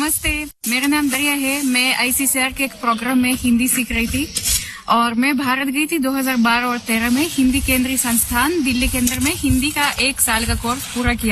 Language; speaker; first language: Hindi; non-native, fluent; Russian